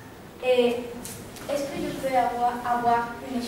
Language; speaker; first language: French; non-native, learner; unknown